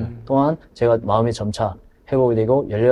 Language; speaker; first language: Korean; native; Korean